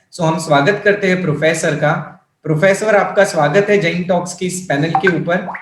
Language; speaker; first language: Hindi; non-native, local second language; Gujarati